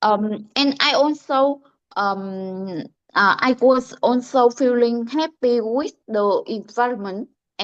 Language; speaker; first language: English; non-native, learner; Vietnamese